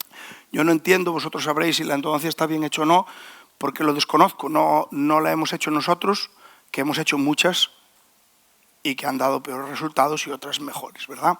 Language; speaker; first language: Spanish; native; Spanish